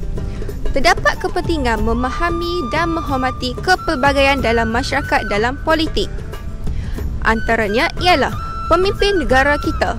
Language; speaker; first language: Malay; native; Malay